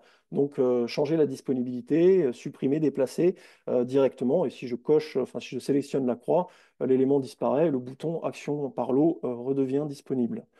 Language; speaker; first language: French; native; French